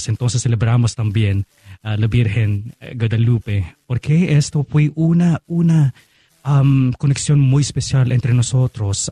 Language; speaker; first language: Spanish; non-native, fluent; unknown